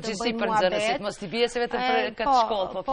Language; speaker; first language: Albanian; native; Albanian